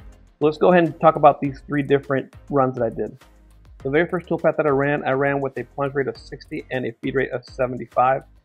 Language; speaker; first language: English; native; English